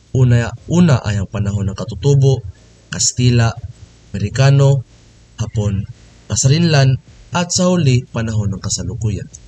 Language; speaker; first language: Filipino; non-native, local second language; Cebuano